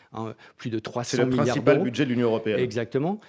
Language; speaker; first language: French; native; French